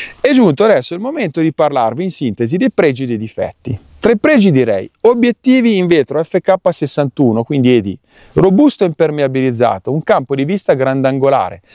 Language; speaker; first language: Italian; native; Italian